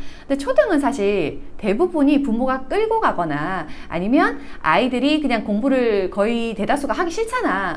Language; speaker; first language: Korean; native; Korean